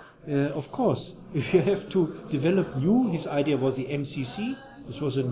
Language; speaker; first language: English; non-native, fluent; German